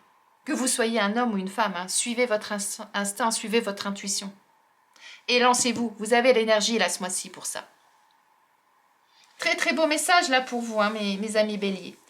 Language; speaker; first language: French; native; French